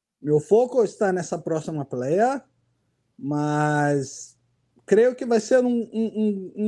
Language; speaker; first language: Spanish; non-native, learner; Portuguese